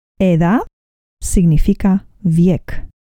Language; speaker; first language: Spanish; non-native, fluent; Polish